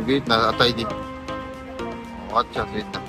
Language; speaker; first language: Russian; non-native, local second language; Tatar